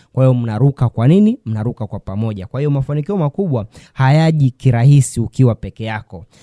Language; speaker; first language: Swahili; native; Swahili